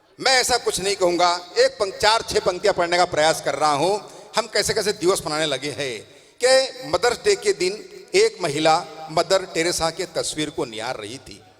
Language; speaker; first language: Hindi; non-native, local second language; Tamil